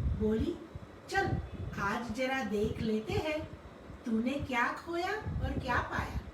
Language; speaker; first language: Hindi; non-native, local second language; Gujarati